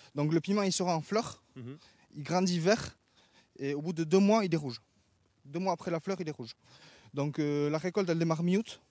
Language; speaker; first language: French; native; French